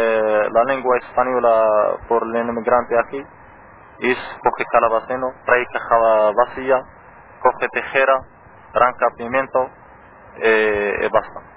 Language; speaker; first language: Spanish; non-native, learner; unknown